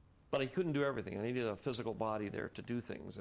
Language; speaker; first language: English; native; English